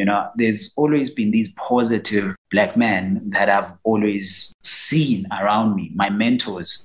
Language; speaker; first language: English; non-native, local second language; Xhosa